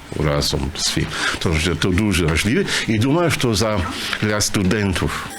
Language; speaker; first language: Ukrainian; non-native, learner; English